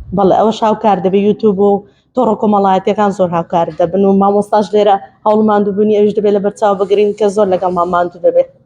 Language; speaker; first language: Central Kurdish; native; Central Kurdish